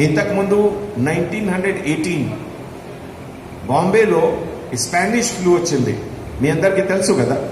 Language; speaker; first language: Telugu; non-native, fluent; Hindi